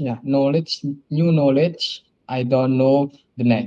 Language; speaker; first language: English; non-native, learner; Indonesian